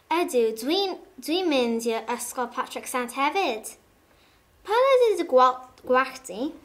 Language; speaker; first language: Welsh; non-native, learner; English